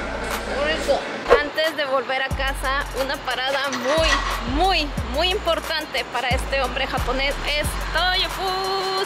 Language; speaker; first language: Spanish; native; Spanish